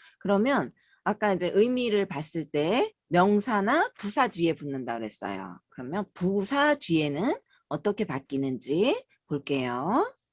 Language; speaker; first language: Korean; native; Korean